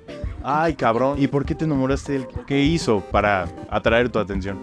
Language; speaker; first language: Spanish; native; Spanish